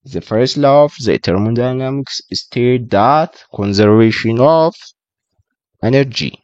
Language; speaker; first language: English; non-native, local second language; Amharic